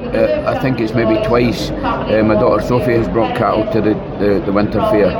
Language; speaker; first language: English; native; English